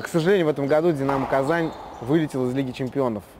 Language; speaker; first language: Russian; native; Russian